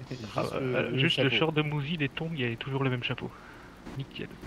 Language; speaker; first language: French; native; French